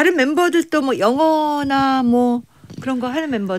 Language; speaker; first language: Korean; native; Korean